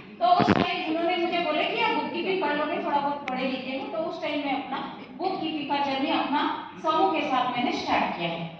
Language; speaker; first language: Hindi; non-native, local second language; Telugu